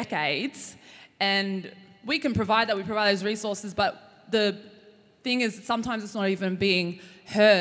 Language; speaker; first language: English; native; English